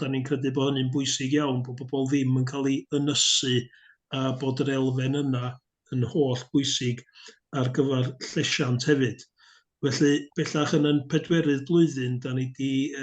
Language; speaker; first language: Welsh; native; Welsh